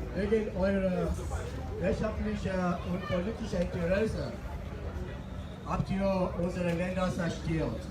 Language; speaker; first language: German; non-native, fluent; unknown